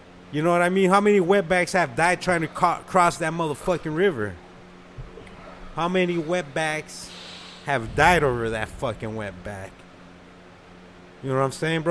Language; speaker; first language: English; early bilingual, other home language; Spanish